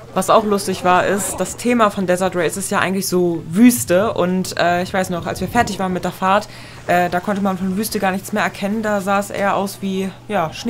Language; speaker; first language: German; native; German